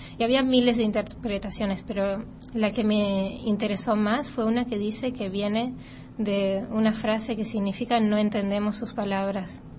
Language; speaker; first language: Spanish; early bilingual, heritage; Spanish